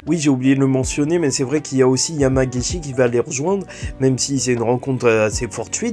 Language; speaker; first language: French; native; French